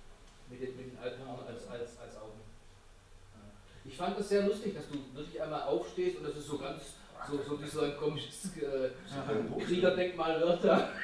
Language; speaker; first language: German; native; German